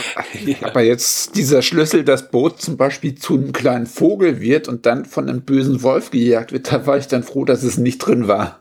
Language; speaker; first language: German; native; German